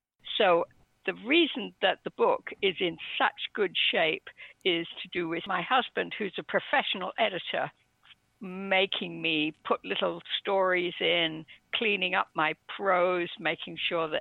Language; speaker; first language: English; native; English